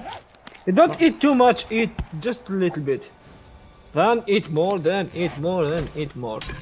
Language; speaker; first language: English; non-native, learner; Portuguese